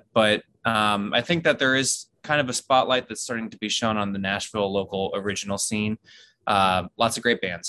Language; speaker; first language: English; native; English